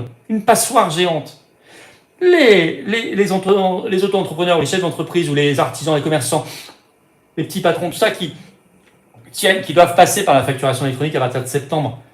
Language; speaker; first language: French; native; French